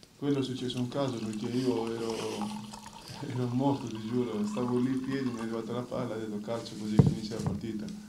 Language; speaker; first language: Italian; non-native, fluent; Greek